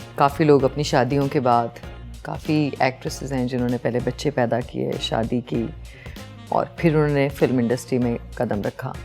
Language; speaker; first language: Urdu; non-native, local second language; Punjabi